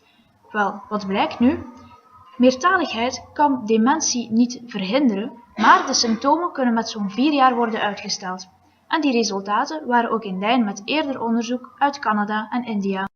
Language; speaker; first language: Dutch; native; Dutch